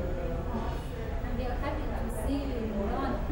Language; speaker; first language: English; non-native, fluent; Persian